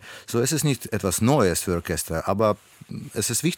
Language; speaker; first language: German; non-native, learner; Russian